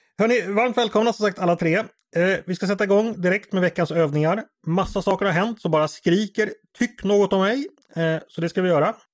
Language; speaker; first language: Swedish; native; Swedish